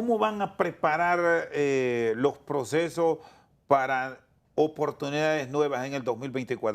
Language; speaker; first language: Spanish; native; Spanish